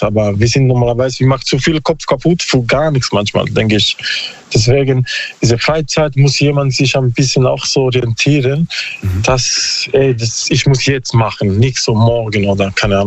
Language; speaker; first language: German; non-native, learner; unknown